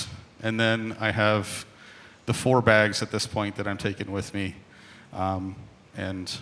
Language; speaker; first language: English; native; English